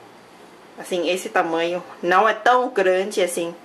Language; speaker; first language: Portuguese; non-native, learner; Thai